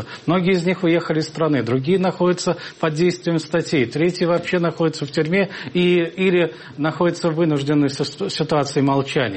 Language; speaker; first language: Russian; native; Russian